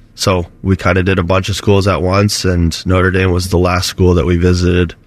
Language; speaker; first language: English; native; English